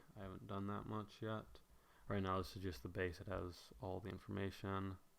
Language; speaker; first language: English; native; English